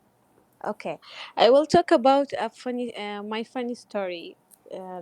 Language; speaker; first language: English; non-native, learner; Arabic